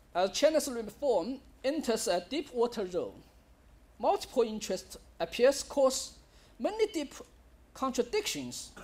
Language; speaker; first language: English; non-native, learner; Chinese